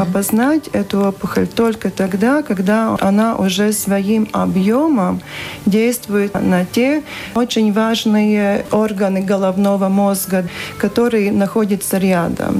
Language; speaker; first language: Russian; non-native, local second language; Latvian